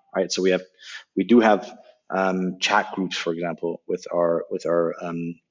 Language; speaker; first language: English; non-native, fluent; German